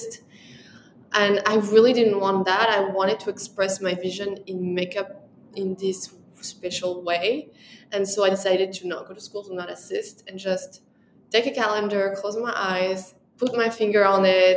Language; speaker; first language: English; non-native, fluent; French